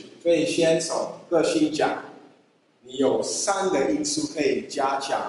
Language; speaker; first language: Chinese; non-native, fluent; English